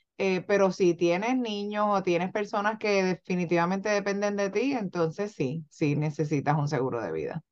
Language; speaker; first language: Spanish; native; Spanish